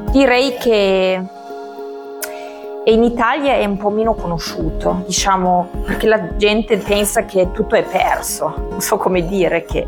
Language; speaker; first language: Italian; non-native, fluent; German